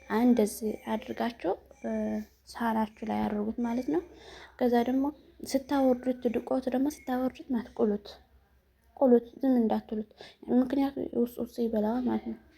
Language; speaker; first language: Amharic; non-native, local second language; Tigrinya